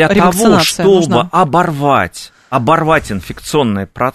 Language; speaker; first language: Russian; native; Russian